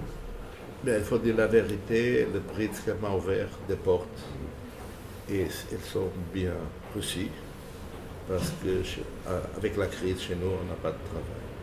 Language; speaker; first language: French; non-native, fluent; Portuguese